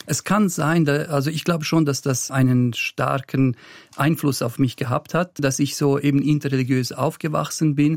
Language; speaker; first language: German; early bilingual, other home language; Bosnian